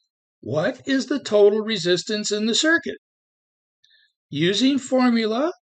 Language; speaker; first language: English; native; English